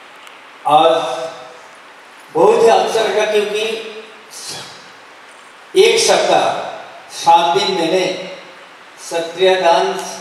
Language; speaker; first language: Hindi; non-native, local second language; Assamese